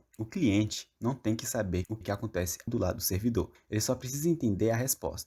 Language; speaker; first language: Portuguese; native; Portuguese